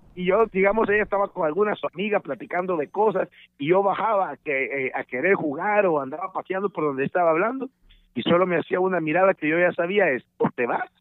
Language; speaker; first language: Spanish; native; Spanish